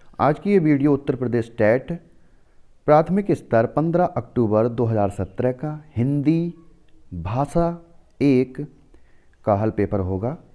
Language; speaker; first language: Hindi; native; Hindi